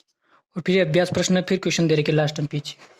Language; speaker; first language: Hindi; native; Hindi